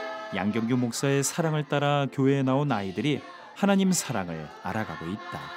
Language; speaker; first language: Korean; native; Korean